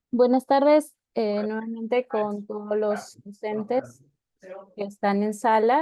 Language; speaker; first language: Spanish; native; Spanish